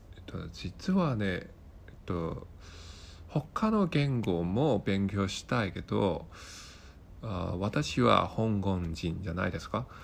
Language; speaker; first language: Japanese; non-native, learner; Cantonese